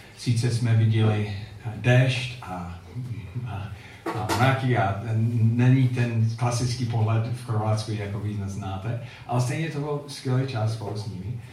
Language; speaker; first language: Czech; non-native, fluent; English